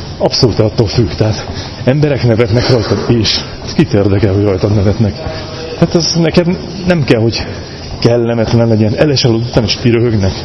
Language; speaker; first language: Hungarian; native; Hungarian